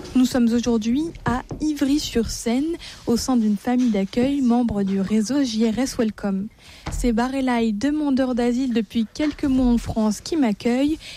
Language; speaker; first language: French; native; French